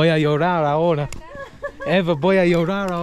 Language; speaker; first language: Spanish; non-native, learner; English